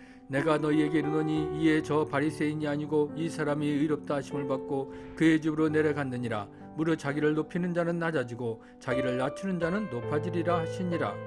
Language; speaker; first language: Korean; native; Korean